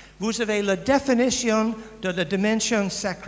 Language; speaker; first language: French; non-native, learner; English